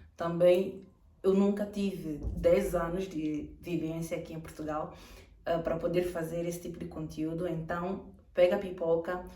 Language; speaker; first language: Portuguese; native; Portuguese